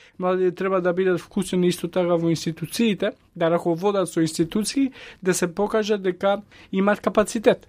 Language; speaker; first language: Macedonian; non-native, local second language; Albanian